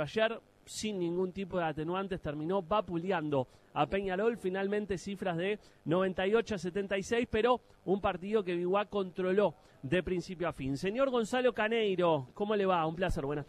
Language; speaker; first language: Spanish; native; Spanish